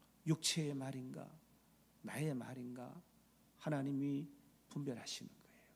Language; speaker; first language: Korean; native; Korean